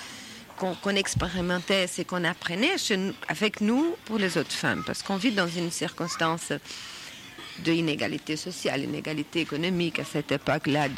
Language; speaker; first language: French; non-native, fluent; Portuguese